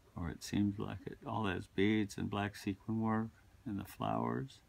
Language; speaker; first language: English; native; English